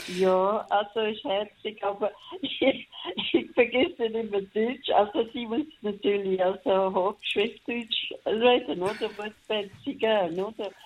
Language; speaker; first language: German; non-native, fluent; English